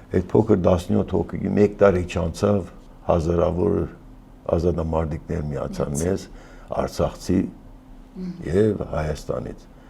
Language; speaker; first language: Armenian; early bilingual, heritage; Armenian